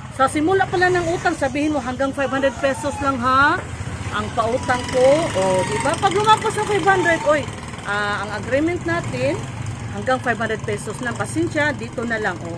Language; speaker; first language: Filipino; non-native, local second language; Cebuano